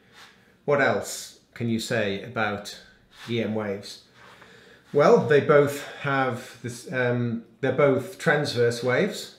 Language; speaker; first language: English; native; English